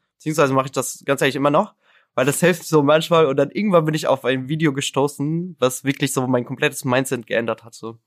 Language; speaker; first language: German; non-native, fluent; Arabic